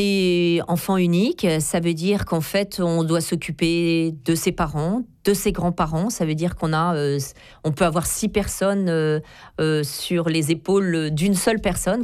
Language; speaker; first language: French; native; French